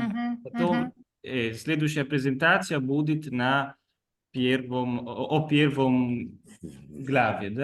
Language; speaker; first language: Russian; non-native, fluent; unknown